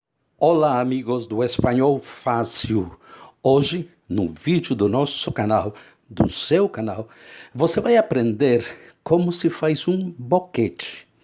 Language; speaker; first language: Portuguese; non-native, fluent; Spanish